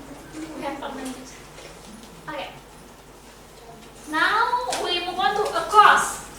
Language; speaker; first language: English; non-native, fluent; Indonesian